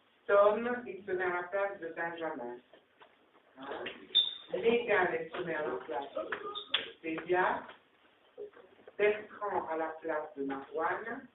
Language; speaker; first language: French; native; French